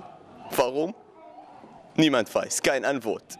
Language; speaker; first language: German; non-native, learner; Arabic